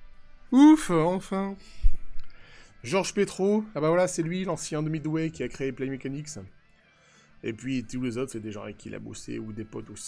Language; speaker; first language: French; native; French